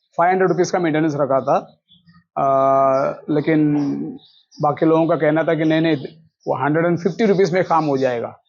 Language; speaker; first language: Hindi; non-native, local second language; Tamil